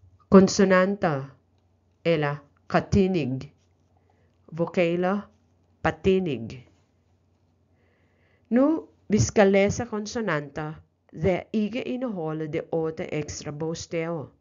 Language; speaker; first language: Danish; non-native, learner; Filipino